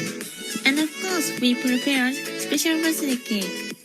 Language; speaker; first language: English; non-native, learner; Japanese